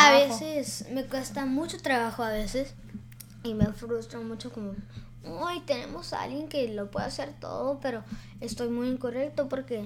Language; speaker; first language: Spanish; early bilingual, heritage; Spanish